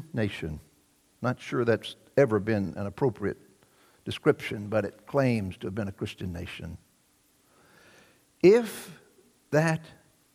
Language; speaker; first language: English; native; English